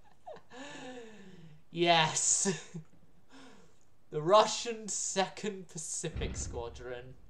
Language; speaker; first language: English; native; English